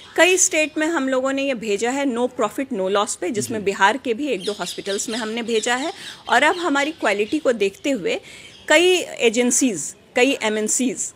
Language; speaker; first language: Hindi; native; Hindi